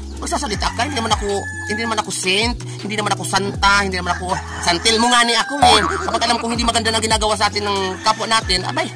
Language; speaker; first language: Filipino; non-native, local second language; Bikol